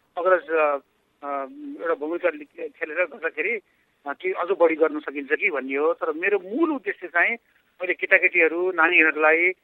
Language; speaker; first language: Nepali; native; Nepali